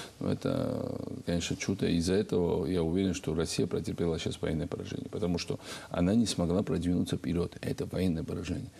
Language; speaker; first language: Russian; non-native, local second language; Georgian